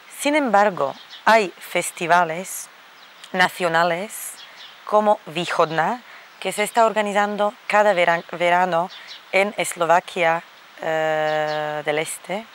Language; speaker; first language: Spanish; non-native, fluent; Slovak